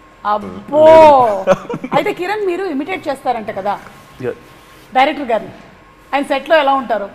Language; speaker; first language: Telugu; native; Telugu